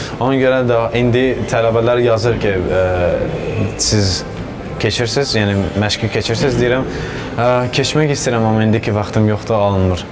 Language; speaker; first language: Azerbaijani; non-native, fluent; Persian